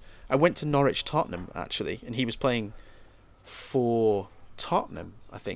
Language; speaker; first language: English; native; English